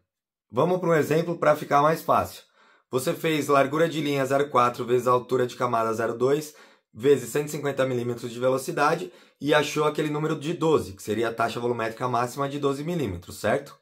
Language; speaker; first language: Portuguese; native; Portuguese